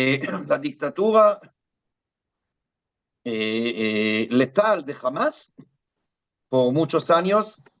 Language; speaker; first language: Spanish; non-native, fluent; Hebrew